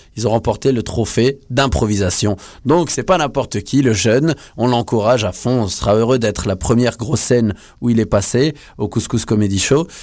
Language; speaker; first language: French; native; French